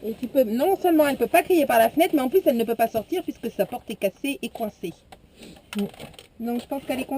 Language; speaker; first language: French; native; French